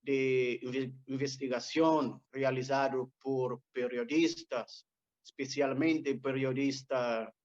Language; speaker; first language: Spanish; non-native, fluent; Portuguese